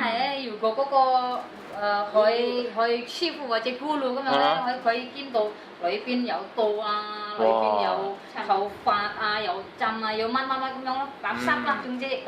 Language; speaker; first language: Cantonese; non-native, learner; Indonesian